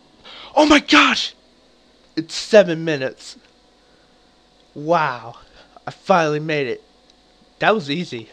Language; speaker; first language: English; native; English